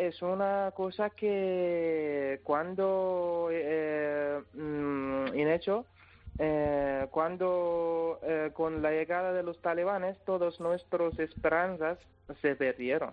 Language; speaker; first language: Spanish; non-native, learner; Persian